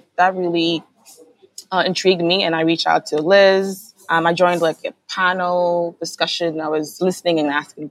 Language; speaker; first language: English; non-native, local second language; Akan